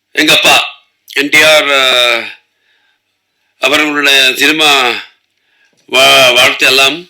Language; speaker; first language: Tamil; non-native, local second language; Telugu